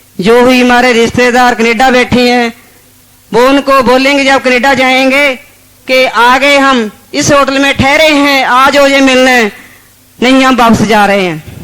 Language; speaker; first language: Hindi; non-native, local second language; Punjabi